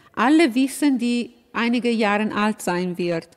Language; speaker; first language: German; non-native, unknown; Italian